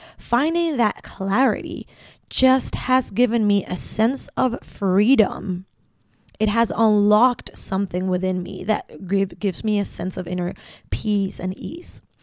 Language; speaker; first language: English; non-native, fluent; Spanish